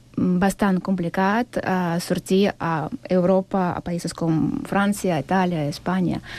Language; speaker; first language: Catalan; non-native, fluent; Russian